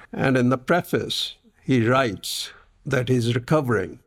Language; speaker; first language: English; non-native, local second language; Punjabi